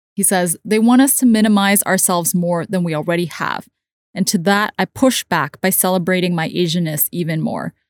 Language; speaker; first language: English; non-native, local second language; Cantonese